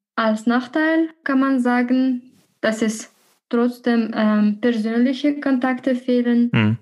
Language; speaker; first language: German; non-native, fluent; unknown